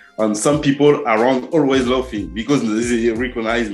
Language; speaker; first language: English; non-native, learner; French